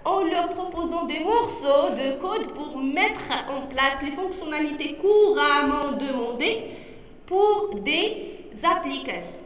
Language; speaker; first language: French; non-native, local second language; Arabic